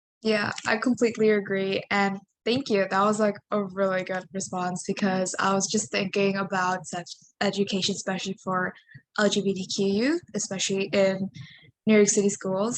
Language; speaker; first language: English; native; English